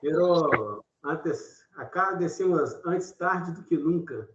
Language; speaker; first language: Spanish; non-native, learner; Portuguese